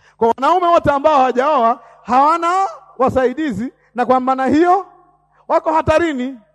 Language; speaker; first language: Swahili; native; Swahili